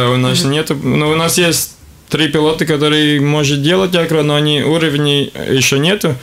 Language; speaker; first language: Russian; non-native, local second language; Latvian